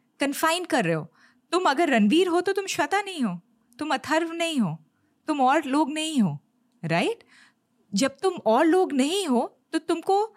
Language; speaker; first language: Hindi; native; Hindi